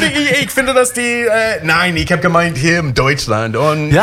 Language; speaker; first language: German; non-native, fluent; English